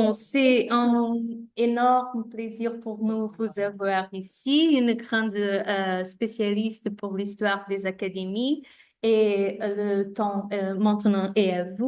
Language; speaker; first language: French; non-native, fluent; Portuguese